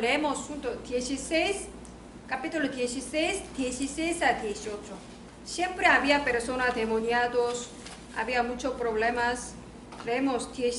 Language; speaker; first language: Spanish; non-native, learner; Korean